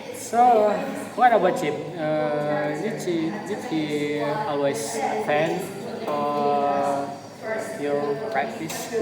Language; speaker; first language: English; non-native, learner; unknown